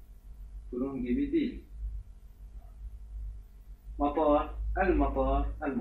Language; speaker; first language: Turkish; non-native, fluent; Arabic